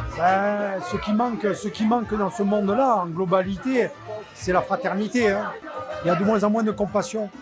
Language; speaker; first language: French; native; French